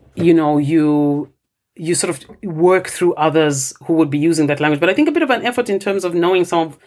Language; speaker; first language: English; non-native, local second language; Bemba